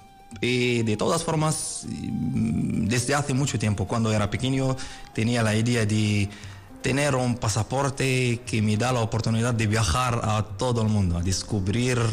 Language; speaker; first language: Spanish; non-native, learner; Arabic